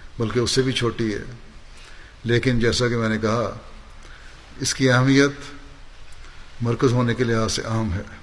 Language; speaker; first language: Urdu; native; Urdu